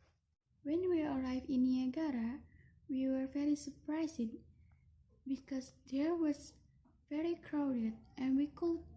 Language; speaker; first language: English; non-native, learner; Indonesian